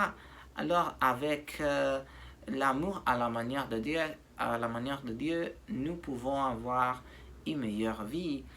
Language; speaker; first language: French; non-native, learner; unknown